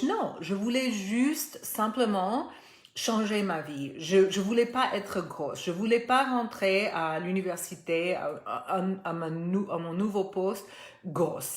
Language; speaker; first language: French; non-native, fluent; Spanish